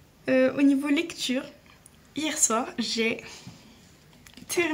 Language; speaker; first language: French; native; French